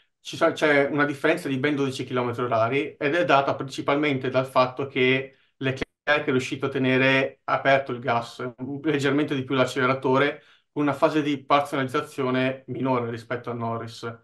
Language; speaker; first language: Italian; native; Italian